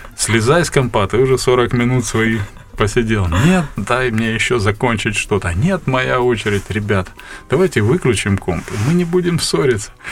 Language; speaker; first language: Russian; native; Russian